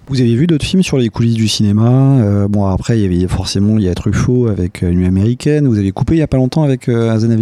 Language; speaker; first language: French; native; French